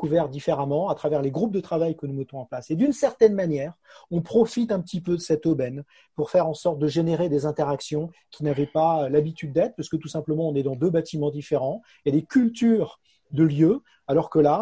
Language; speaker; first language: French; native; French